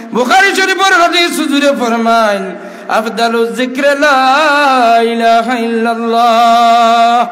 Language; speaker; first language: Bangla; non-native, local second language; Sylheti